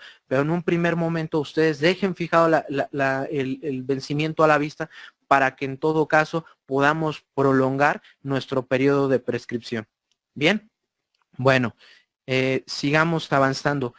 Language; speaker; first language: Spanish; native; Spanish